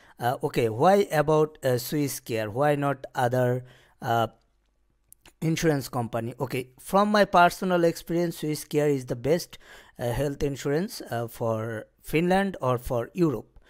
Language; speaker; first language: English; non-native, local second language; Bangla